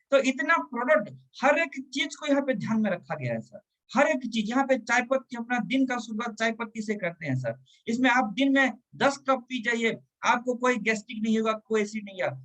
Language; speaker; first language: Hindi; non-native, local second language; Telugu